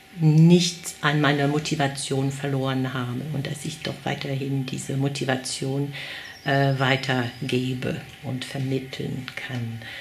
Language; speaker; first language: German; non-native, fluent; French